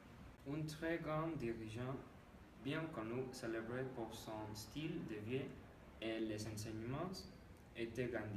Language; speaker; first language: French; non-native, learner; Spanish